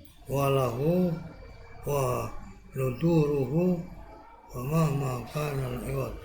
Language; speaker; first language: Arabic; non-native, fluent; Javanese